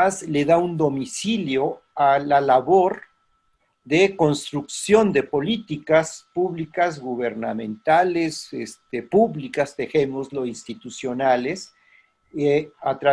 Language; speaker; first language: Spanish; native; Spanish